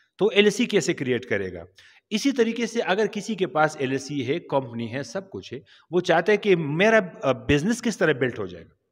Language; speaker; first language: Urdu; non-native, local second language; Pashto